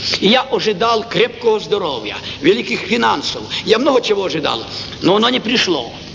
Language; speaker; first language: Russian; non-native, local second language; Ukrainian